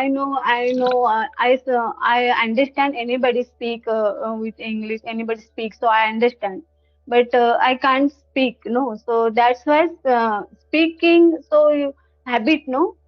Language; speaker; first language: English; non-native, learner; Hindi